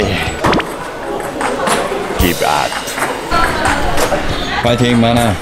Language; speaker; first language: English; non-native, learner; Japanese